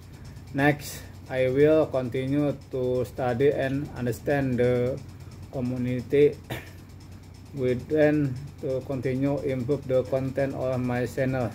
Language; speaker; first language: English; non-native, learner; Indonesian